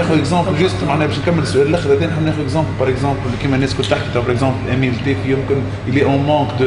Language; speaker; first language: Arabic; native; Arabic